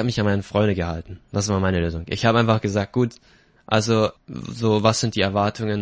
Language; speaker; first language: German; native; German